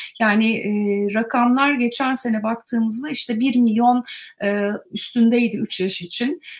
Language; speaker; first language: Turkish; native; Turkish